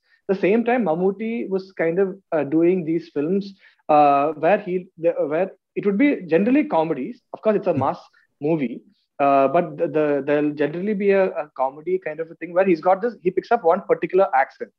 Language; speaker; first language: English; non-native, local second language; Malayalam